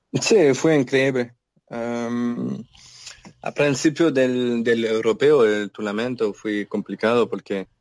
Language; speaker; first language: Portuguese; non-native, learner; French